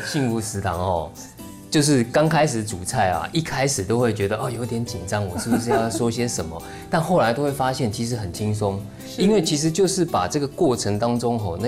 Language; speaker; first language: Chinese; native; Chinese